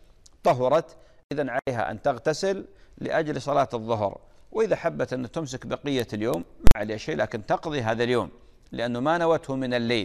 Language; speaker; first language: Arabic; native; Arabic